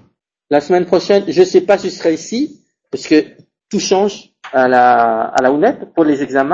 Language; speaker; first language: French; non-native, fluent; Spanish